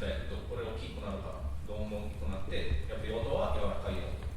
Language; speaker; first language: Japanese; non-native, learner; English